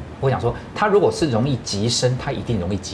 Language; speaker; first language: Chinese; native; Chinese